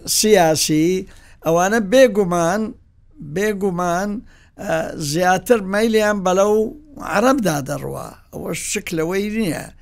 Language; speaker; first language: Central Kurdish; native; Central Kurdish